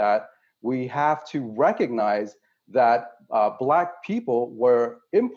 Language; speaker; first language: English; native; English